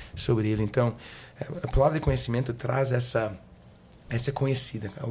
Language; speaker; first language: Portuguese; non-native, learner; English